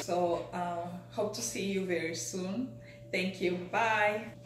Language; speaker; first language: English; non-native, local second language; French